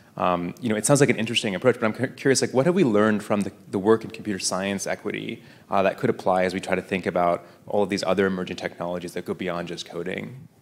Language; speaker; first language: English; native; English